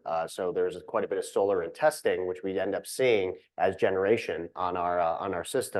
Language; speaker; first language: English; native; English